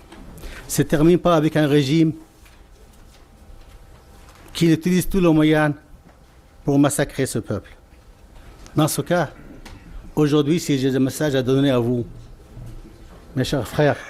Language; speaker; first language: French; non-native, fluent; Arabic